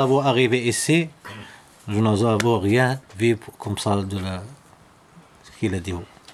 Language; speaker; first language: French; non-native, learner; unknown